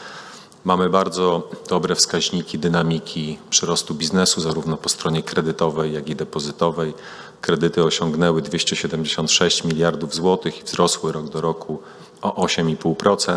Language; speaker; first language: Polish; native; Polish